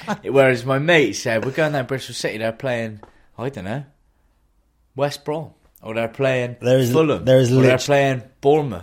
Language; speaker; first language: English; native; English